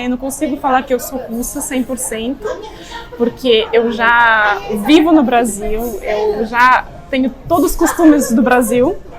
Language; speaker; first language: Portuguese; non-native, fluent; Russian